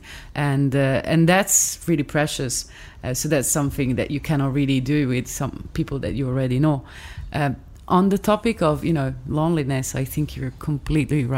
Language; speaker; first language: English; non-native, fluent; Italian